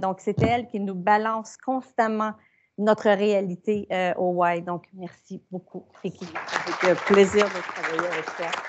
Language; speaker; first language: French; native; French